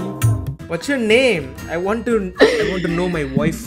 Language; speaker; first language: English; non-native, learner; Tamil